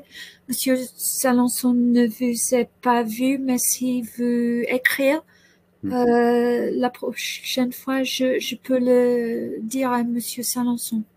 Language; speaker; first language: French; non-native, learner; English